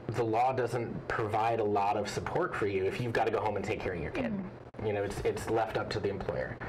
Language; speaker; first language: English; native; English